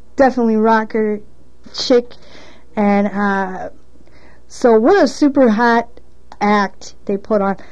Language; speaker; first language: English; native; English